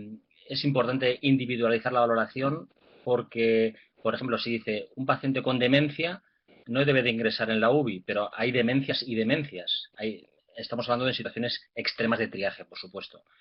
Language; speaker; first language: Spanish; native; Spanish